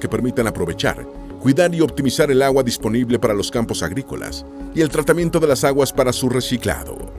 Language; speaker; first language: Spanish; native; Spanish